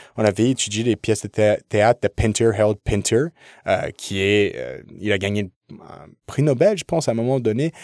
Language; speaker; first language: French; early bilingual, other home language; English